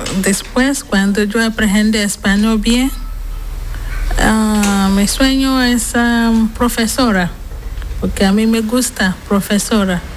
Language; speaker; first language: Spanish; non-native, learner; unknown